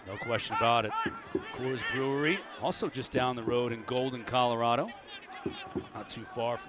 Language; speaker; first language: English; native; English